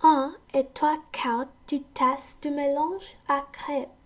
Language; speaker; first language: French; non-native, learner; English